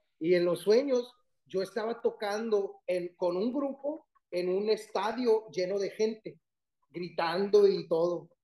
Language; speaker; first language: Spanish; early bilingual, heritage; Spanish